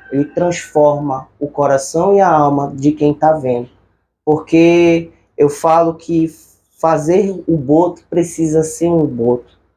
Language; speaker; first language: Portuguese; native; Portuguese